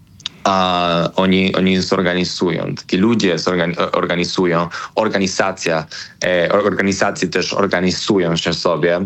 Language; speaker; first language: Polish; non-native, learner; Spanish